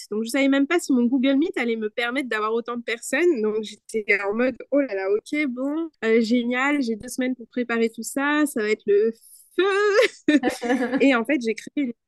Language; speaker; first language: French; non-native, fluent; Spanish